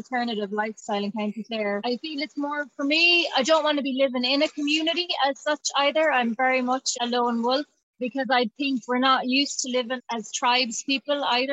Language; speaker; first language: English; native; English